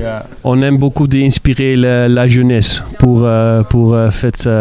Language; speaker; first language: French; non-native, learner; Dutch